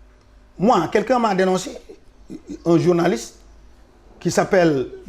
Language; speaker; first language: French; non-native, local second language; Wolof